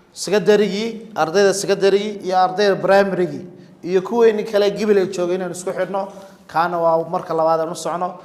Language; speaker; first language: Somali; native; Somali